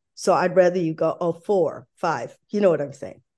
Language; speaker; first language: English; early bilingual, other home language; German